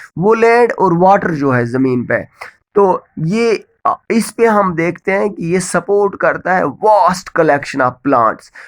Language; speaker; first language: Urdu; non-native, local second language; Kashmiri